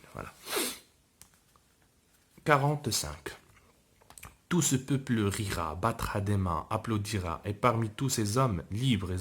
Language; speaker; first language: French; non-native, local second language; Arabic